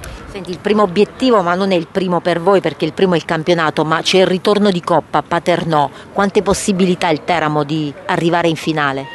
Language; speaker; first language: Italian; native; Italian